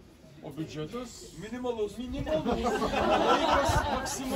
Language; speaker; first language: Lithuanian; native; Lithuanian